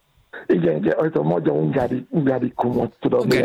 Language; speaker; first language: Hungarian; non-native, fluent; Yoruba